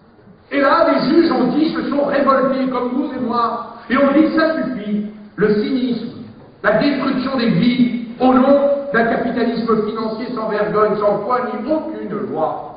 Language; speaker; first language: French; native; French